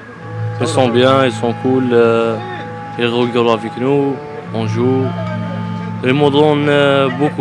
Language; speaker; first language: French; non-native, learner; Arabic